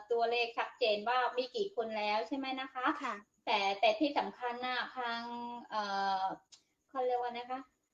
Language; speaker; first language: Thai; native; Thai